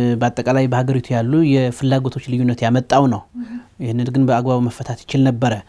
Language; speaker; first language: Amharic; non-native, local second language; Tigrinya